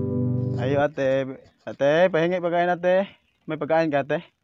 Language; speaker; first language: Filipino; non-native, local second language; Cebuano